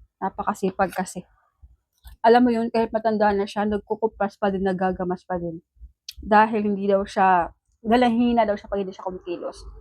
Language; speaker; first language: Filipino; non-native, local second language; Cebuano